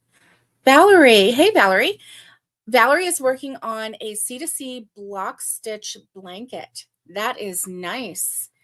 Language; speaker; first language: English; native; English